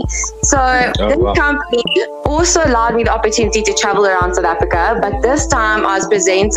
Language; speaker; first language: English; native; English